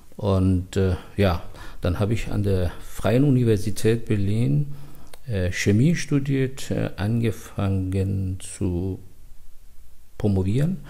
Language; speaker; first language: German; non-native, fluent; Persian